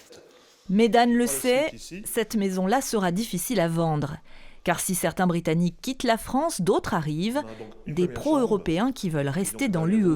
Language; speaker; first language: French; native; French